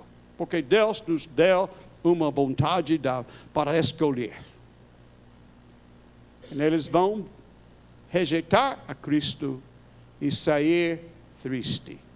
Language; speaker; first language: Portuguese; non-native, fluent; English